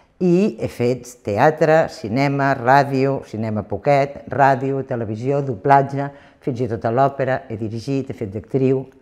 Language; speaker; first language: Catalan; native; Catalan